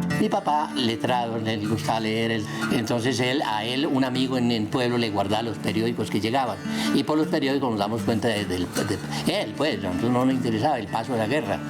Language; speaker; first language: Spanish; native; Spanish